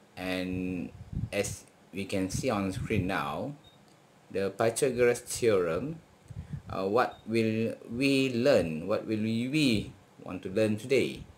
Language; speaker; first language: English; non-native, local second language; Malay